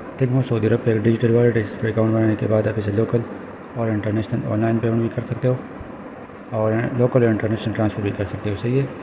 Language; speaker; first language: Urdu; non-native, local second language; Punjabi